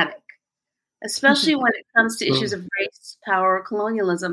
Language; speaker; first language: English; early bilingual, other home language; Bangla